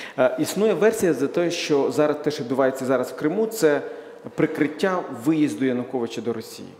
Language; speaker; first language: Ukrainian; native; Ukrainian